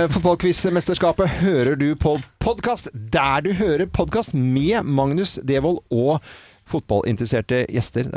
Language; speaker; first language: Norwegian; native; Norwegian